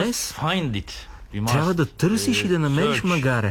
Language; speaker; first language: Bulgarian; non-native, fluent; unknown